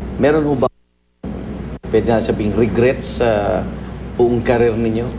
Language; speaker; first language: Filipino; native; Filipino